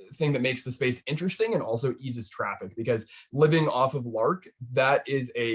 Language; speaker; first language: English; native; English